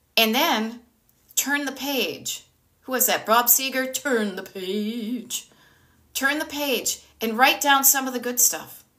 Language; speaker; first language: English; native; English